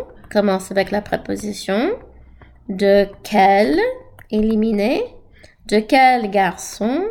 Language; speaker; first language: French; non-native, fluent; English